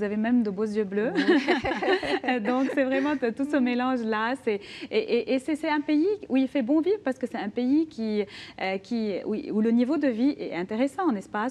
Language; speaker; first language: French; non-native, local second language; Arabic